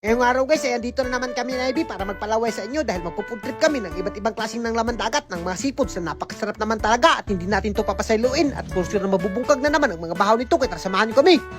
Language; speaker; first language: Filipino; non-native, local second language; Cebuano